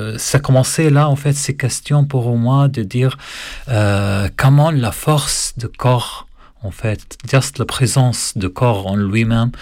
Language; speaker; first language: French; non-native, learner; Arabic